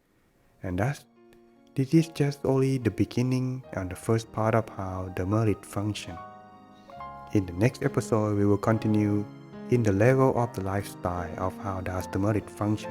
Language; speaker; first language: English; non-native, fluent; Thai